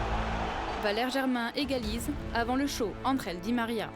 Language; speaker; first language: French; native; French